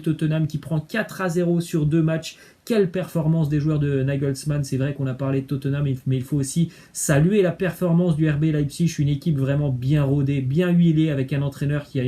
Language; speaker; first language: French; native; French